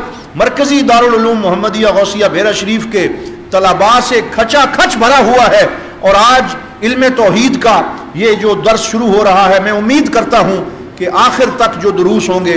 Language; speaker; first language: Urdu; native; Urdu